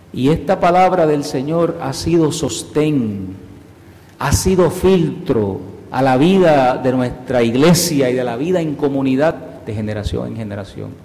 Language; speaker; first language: Spanish; native; Spanish